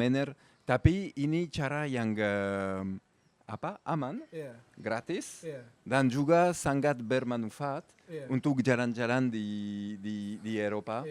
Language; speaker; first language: Indonesian; non-native, fluent; French